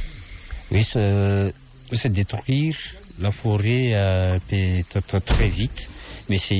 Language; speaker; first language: French; non-native, local second language; Malagasy